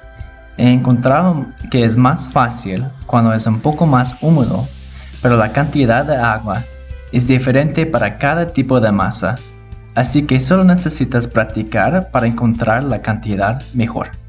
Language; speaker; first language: Spanish; non-native, learner; English